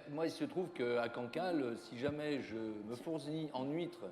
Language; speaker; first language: French; native; French